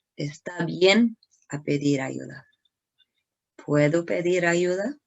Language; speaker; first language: Spanish; non-native, learner; English